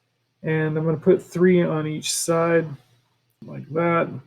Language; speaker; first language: English; native; English